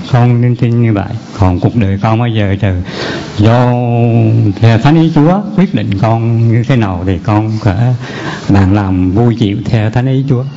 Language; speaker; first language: Vietnamese; native; Vietnamese